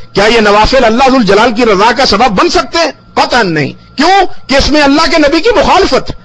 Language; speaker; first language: Urdu; non-native, local second language; Punjabi